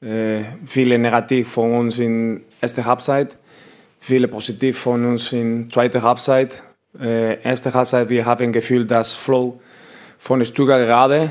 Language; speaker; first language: German; non-native, learner; Spanish